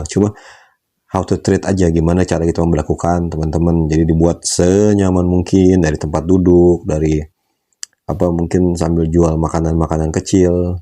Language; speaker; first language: Indonesian; native; Indonesian